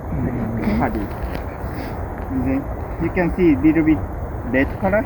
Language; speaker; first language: English; non-native, fluent; Japanese